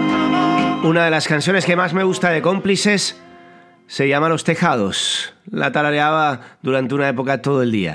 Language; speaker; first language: Spanish; native; Spanish